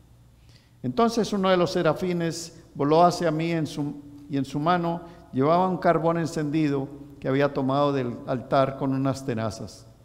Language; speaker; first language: Spanish; native; Spanish